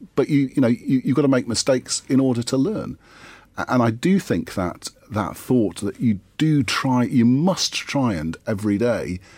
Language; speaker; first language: English; native; English